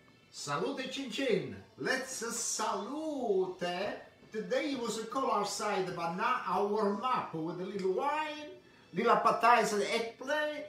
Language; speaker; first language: English; non-native, learner; Italian